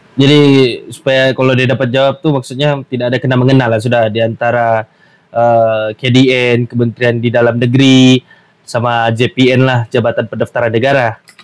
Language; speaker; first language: Malay; native; Malay